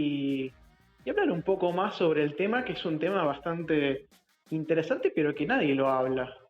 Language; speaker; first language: Spanish; native; Spanish